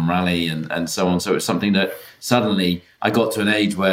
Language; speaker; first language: English; native; English